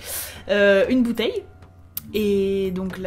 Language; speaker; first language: French; native; French